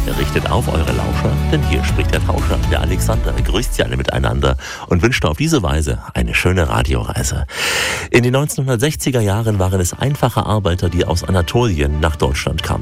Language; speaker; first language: German; native; German